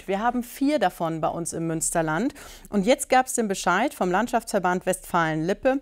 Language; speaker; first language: German; native; German